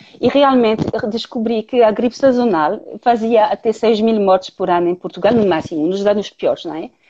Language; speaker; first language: Portuguese; non-native, fluent; French